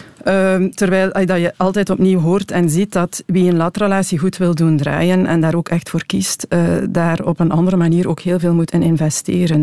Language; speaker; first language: Dutch; native; Dutch